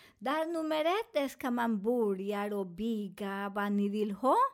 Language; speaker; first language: Swedish; non-native, learner; Spanish